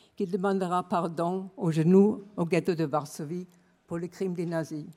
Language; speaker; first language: French; non-native, fluent; German